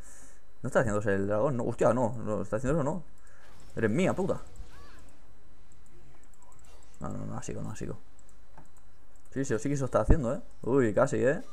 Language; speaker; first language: Spanish; native; Spanish